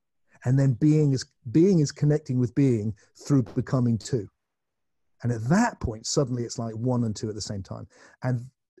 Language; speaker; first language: English; native; English